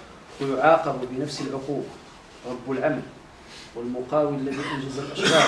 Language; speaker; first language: Arabic; native; Arabic